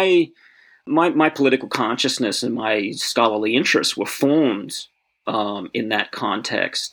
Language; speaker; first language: English; native; English